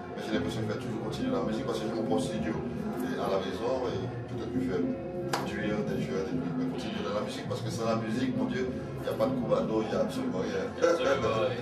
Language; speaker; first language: French; native; French